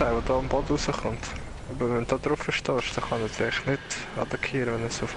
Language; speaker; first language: German; native; German